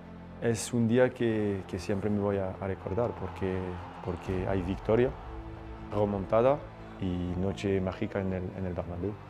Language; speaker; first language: Spanish; non-native, fluent; French